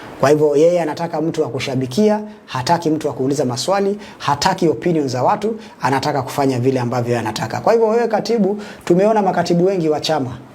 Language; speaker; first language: Swahili; native; Swahili